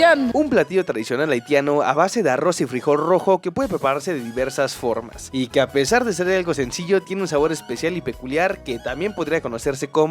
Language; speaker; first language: Spanish; native; Spanish